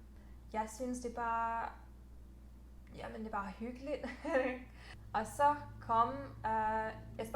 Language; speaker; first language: Danish; non-native, fluent; English